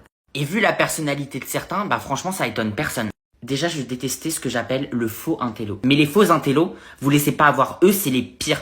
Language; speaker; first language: French; native; French